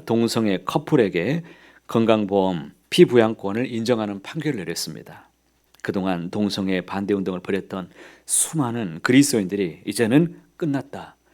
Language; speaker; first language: Korean; native; Korean